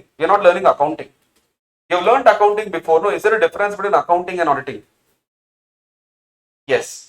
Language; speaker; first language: English; non-native, local second language; Tamil